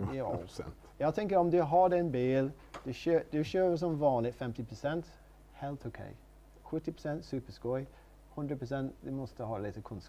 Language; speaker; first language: Swedish; non-native, learner; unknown